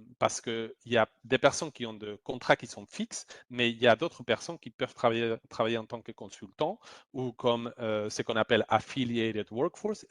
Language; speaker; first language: French; non-native, fluent; Spanish